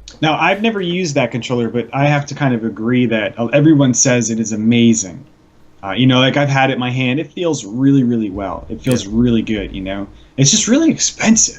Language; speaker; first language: English; native; English